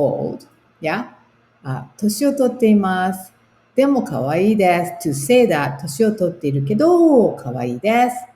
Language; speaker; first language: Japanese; non-native, fluent; English